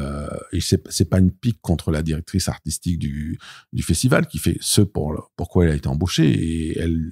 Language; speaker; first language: French; native; French